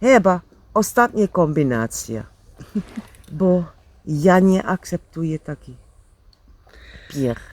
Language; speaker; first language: Polish; non-native, learner; Dutch